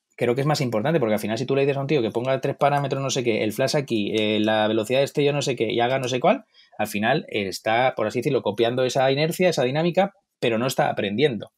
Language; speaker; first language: Spanish; native; Spanish